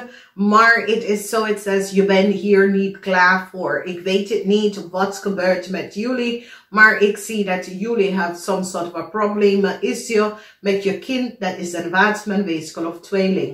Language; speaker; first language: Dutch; non-native, learner; English